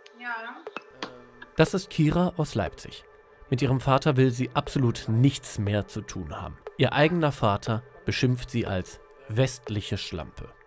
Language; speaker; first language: German; native; German